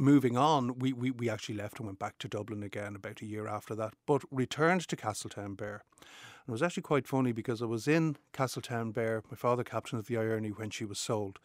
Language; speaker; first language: English; native; English